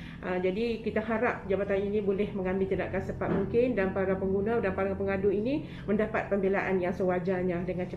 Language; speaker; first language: Malay; native; Malay